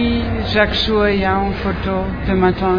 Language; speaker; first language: French; non-native, learner; German